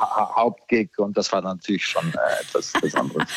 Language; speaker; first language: German; early bilingual, other home language; Croatian